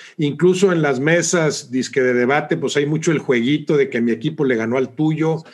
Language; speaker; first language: Spanish; native; Spanish